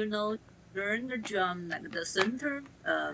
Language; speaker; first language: English; non-native, learner; Chinese